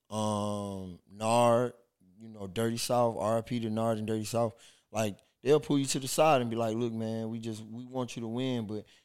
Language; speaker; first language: English; native; English